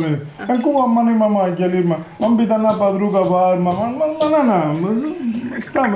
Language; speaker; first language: Turkish; non-native, learner; Spanish